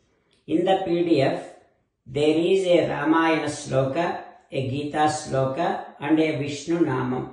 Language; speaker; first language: English; non-native, local second language; Telugu